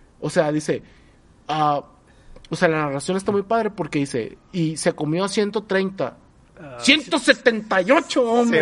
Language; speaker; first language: Spanish; native; Spanish